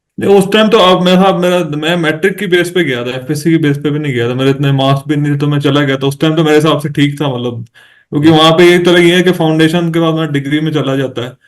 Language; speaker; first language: Urdu; non-native, local second language; Punjabi